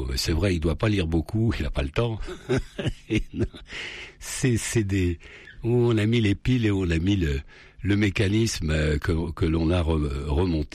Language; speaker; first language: French; native; French